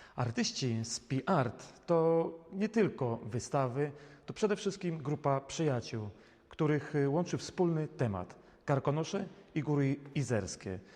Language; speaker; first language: Polish; native; Polish